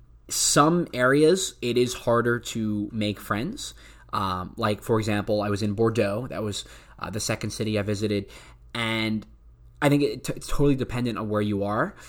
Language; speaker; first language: English; native; English